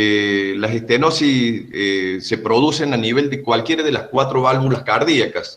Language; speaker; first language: Spanish; native; Spanish